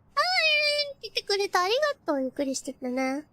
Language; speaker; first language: Japanese; non-native, learner; English